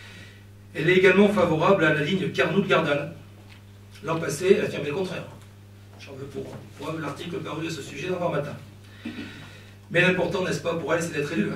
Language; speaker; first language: French; native; French